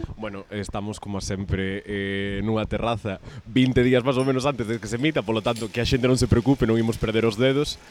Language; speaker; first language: Galician; native; Galician